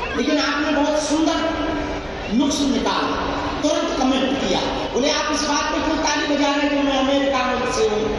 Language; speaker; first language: Hindi; native; Hindi